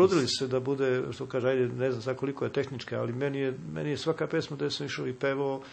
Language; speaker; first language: Serbian; native; Serbian